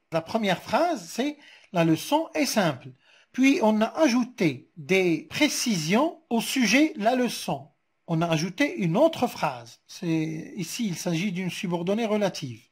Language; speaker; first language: French; non-native, local second language; Arabic